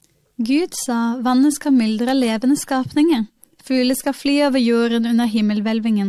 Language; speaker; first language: Norwegian; native; Norwegian